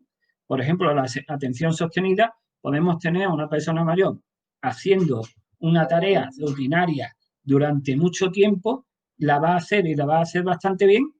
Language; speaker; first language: Spanish; native; Spanish